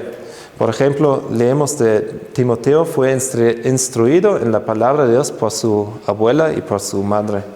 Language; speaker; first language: Spanish; non-native, fluent; German